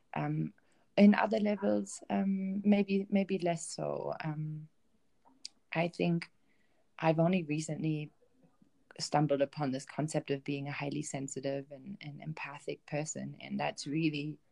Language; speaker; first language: English; non-native, fluent; German